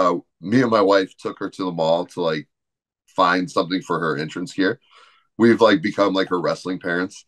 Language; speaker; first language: English; native; English